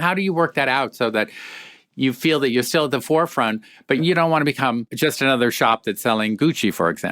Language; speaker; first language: English; native; English